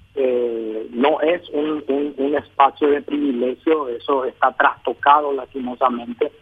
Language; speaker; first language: Spanish; native; Spanish